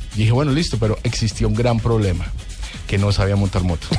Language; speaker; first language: Spanish; native; Spanish